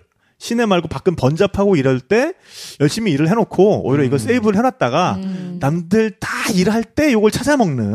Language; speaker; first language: Korean; native; Korean